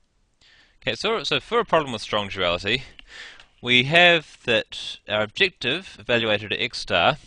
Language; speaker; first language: English; native; English